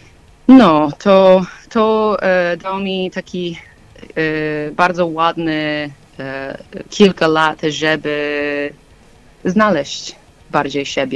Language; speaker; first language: Polish; non-native, learner; English